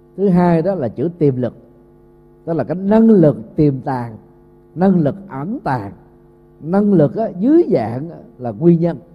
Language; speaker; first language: Vietnamese; native; Vietnamese